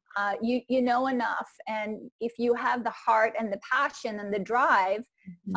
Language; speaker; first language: English; non-native, fluent; Icelandic